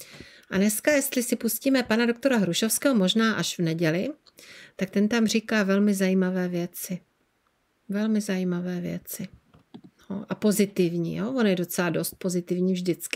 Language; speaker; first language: Czech; native; Czech